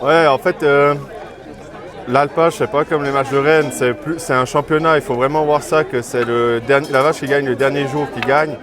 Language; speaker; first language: French; native; French